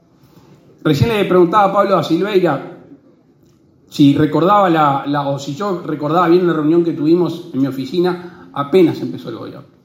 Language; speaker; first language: Spanish; native; Spanish